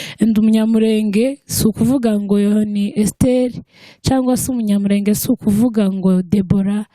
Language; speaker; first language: Kinyarwanda; early bilingual, heritage; Kinyarwanda